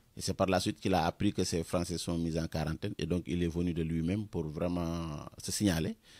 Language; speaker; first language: French; non-native, local second language; Wolof